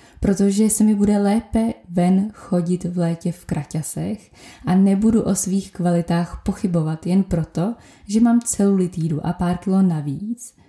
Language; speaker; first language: Czech; native; Czech